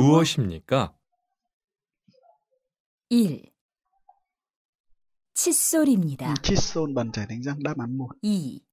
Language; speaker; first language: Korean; non-native, fluent; Vietnamese